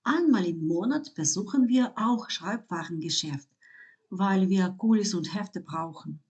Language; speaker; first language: German; non-native, fluent; Ukrainian